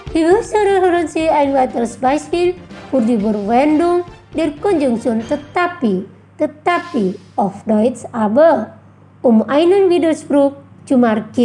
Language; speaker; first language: German; non-native, fluent; Indonesian